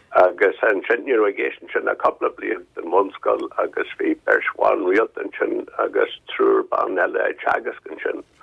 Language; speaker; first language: Irish; non-native, local second language; English